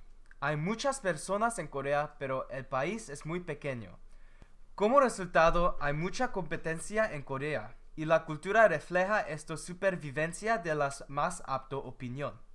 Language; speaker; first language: Spanish; non-native, learner; English